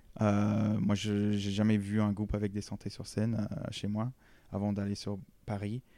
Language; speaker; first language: French; non-native, fluent; English